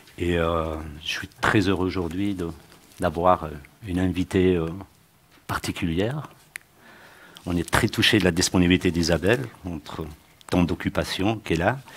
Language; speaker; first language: French; native; French